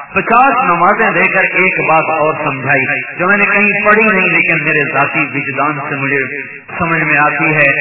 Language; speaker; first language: Urdu; non-native, local second language; Punjabi